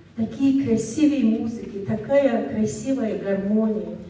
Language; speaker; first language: Russian; non-native, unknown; Mongolian